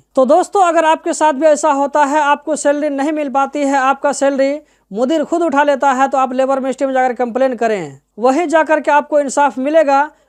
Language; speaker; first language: Hindi; native; Hindi